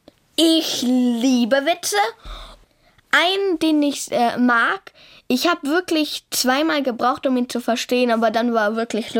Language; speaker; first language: German; native; German